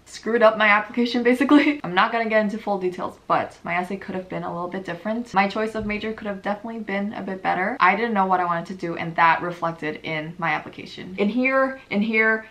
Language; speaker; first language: English; native; English